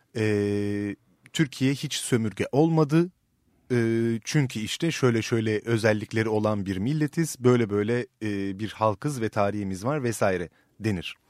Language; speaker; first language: Turkish; native; Turkish